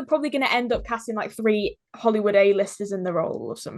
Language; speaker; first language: English; native; English